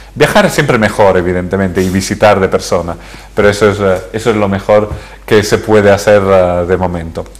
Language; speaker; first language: Spanish; early bilingual, heritage; Spanish